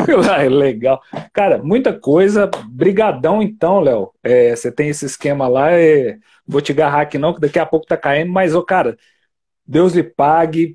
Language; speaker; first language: Portuguese; native; Portuguese